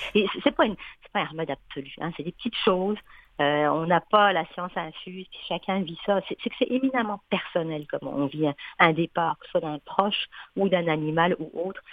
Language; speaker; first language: French; native; French